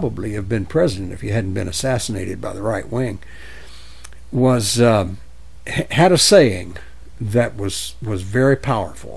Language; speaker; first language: English; native; English